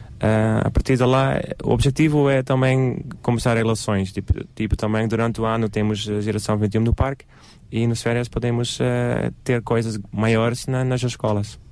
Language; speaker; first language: Portuguese; non-native, learner; Dutch